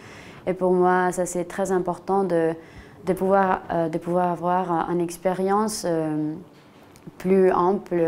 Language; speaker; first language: French; non-native, fluent; Spanish